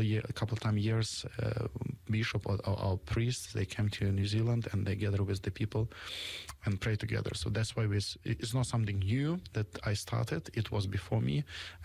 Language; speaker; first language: English; non-native, fluent; Ukrainian